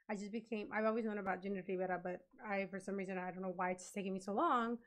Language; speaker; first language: English; native; English